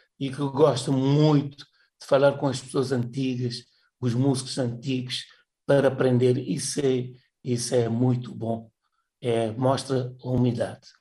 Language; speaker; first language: Portuguese; non-native, local second language; Kabuverdianu